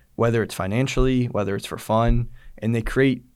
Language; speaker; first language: English; native; English